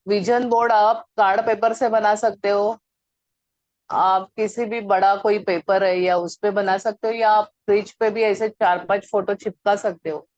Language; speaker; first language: Hindi; non-native, local second language; Marathi